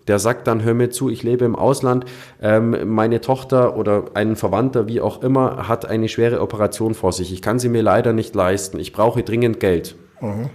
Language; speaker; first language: German; native; German